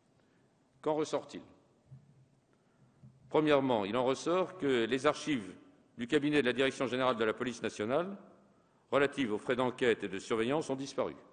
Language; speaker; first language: French; native; French